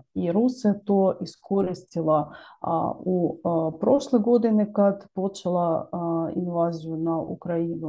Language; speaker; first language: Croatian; non-native, learner; Ukrainian